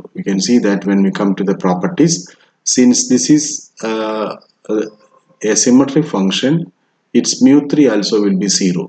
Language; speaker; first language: English; non-native, local second language; Malayalam